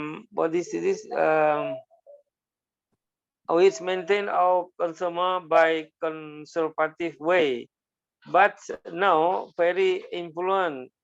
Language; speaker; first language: English; non-native, learner; Malay